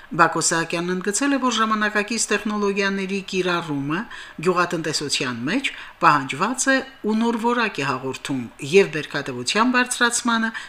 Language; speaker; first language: Armenian; native; Armenian